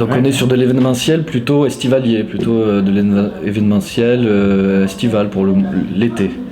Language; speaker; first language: French; native; French